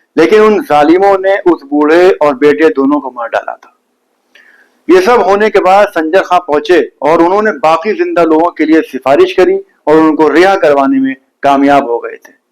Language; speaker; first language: Urdu; native; Urdu